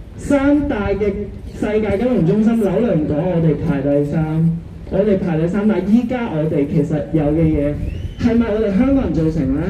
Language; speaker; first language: Cantonese; native; Cantonese